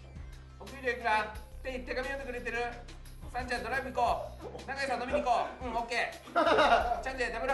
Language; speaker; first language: Japanese; native; Japanese